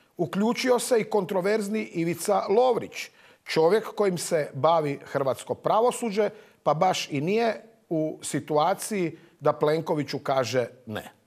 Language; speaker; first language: Croatian; native; Croatian